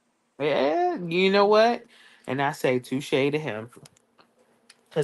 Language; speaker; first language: English; native; English